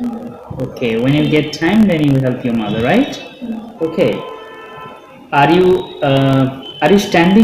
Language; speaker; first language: English; non-native, fluent; Bangla